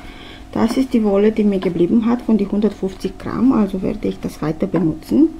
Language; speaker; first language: German; non-native, fluent; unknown